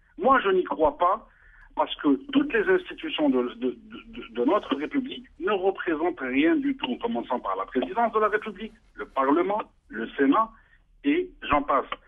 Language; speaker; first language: French; non-native, local second language; Arabic